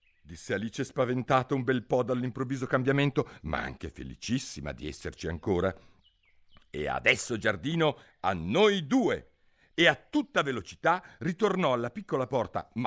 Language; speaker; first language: Italian; native; Italian